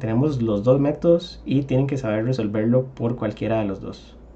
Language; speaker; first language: Spanish; native; Spanish